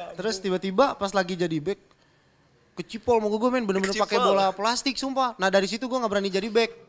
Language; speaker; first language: Indonesian; native; Indonesian